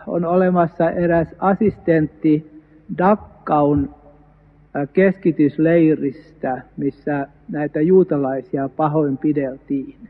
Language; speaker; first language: Finnish; non-native, local second language; Swedish